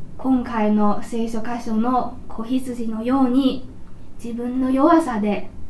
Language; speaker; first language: Japanese; non-native, fluent; Chinese